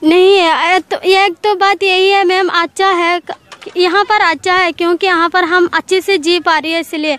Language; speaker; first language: Hindi; non-native, learner; Rohingya